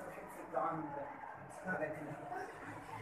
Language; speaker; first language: Arabic; non-native, learner; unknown